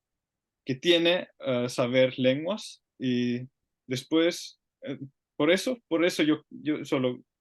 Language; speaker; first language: Spanish; non-native, learner; Finnish